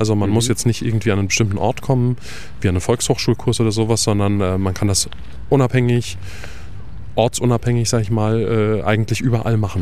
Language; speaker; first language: German; native; German